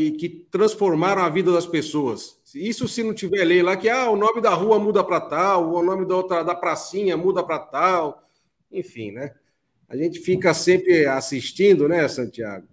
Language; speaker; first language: Portuguese; native; Portuguese